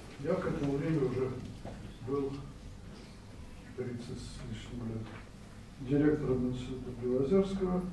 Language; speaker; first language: Russian; native; Russian